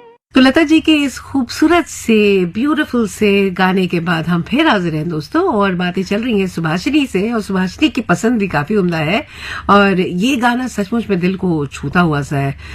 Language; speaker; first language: Hindi; native; Hindi